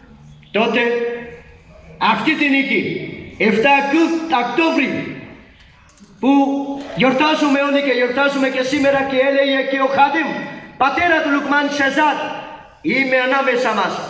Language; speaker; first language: Greek; non-native, learner; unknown